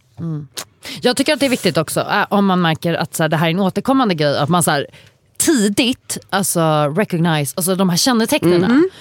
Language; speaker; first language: Swedish; native; Swedish